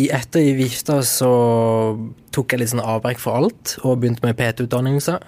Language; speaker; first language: Norwegian; early bilingual, other home language; Spanish